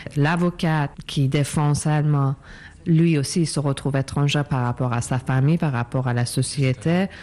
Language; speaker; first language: French; non-native, fluent; Persian